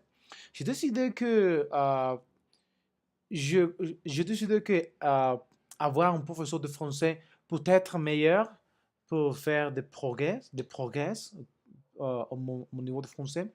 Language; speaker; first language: French; non-native, learner; Spanish